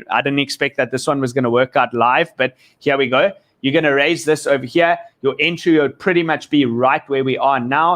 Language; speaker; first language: English; native; English